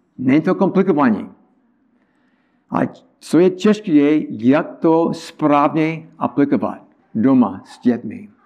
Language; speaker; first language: Czech; non-native, learner; English